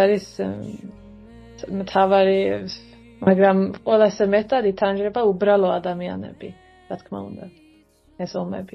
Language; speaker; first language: Georgian; non-native, fluent; Swedish